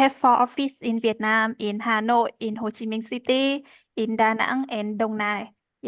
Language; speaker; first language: English; non-native, learner; Vietnamese